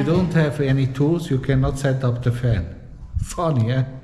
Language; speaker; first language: English; non-native, fluent; Italian